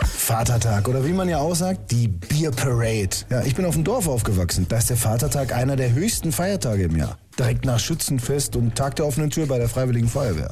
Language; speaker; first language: German; native; German